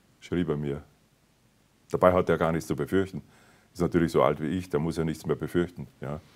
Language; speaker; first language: German; native; German